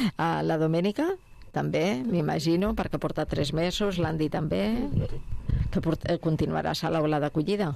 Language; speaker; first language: Catalan; native; Catalan